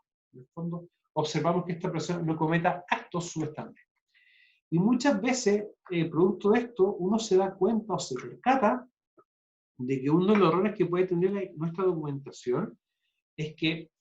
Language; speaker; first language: Spanish; native; Spanish